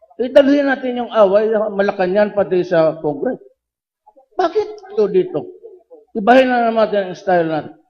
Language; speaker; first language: Filipino; non-native, local second language; Cebuano